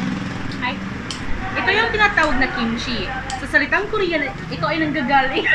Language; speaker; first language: Filipino; non-native, local second language; Cebuano